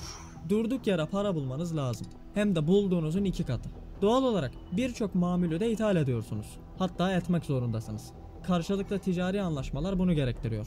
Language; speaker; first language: Turkish; native; Turkish